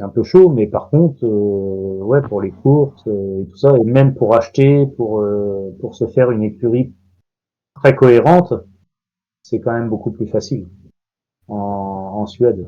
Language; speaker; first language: French; native; French